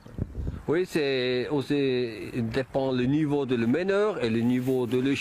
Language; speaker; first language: French; non-native, local second language; German